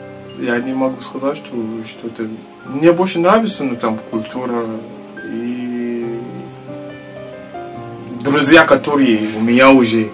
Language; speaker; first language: Russian; non-native, learner; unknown